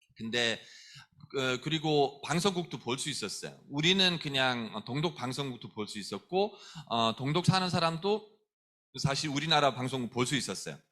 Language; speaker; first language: Korean; non-native, fluent; German